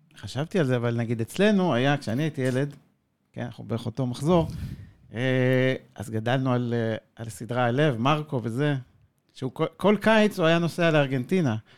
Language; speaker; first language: Hebrew; native; Hebrew